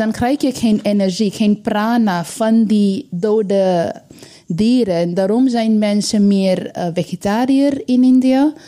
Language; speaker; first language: Dutch; non-native, learner; Bangla